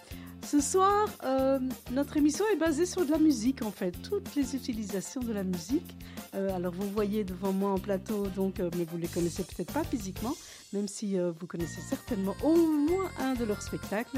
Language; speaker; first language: French; native; French